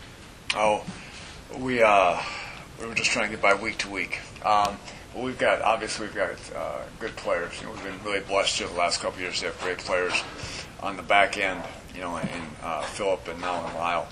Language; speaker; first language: English; native; English